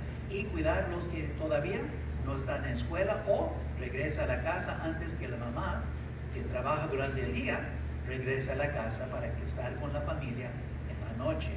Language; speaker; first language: Spanish; early bilingual, heritage; English